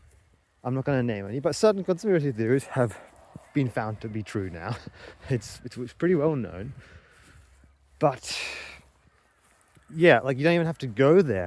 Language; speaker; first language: English; native; English